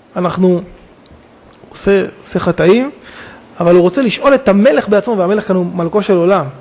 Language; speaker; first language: Hebrew; native; Hebrew